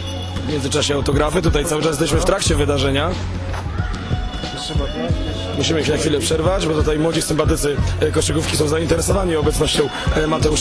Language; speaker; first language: Polish; native; Polish